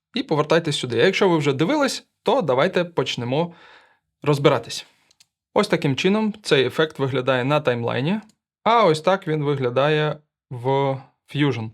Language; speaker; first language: Ukrainian; non-native, local second language; Russian